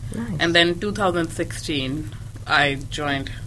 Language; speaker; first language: English; non-native, local second language; Hindi